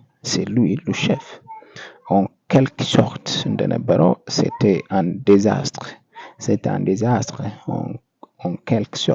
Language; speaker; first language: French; non-native, fluent; Amharic